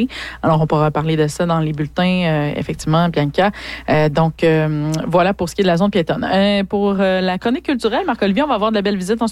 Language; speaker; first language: French; native; French